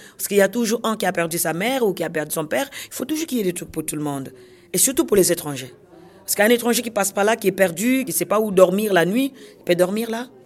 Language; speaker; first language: French; non-native, local second language; Kongo